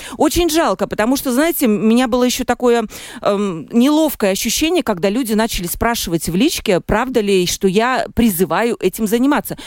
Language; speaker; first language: Russian; native; Russian